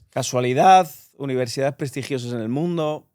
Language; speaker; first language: Spanish; native; Spanish